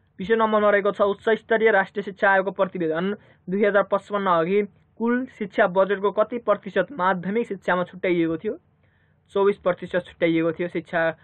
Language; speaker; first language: Nepali; native; Nepali